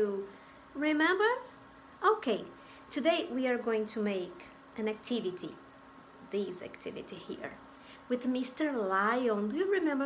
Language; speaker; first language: English; non-native, fluent; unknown